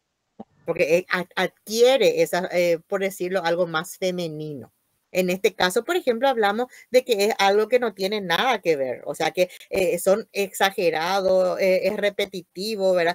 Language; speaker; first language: Spanish; native; Spanish